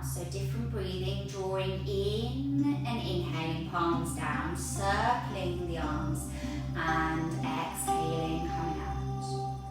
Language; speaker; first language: English; native; English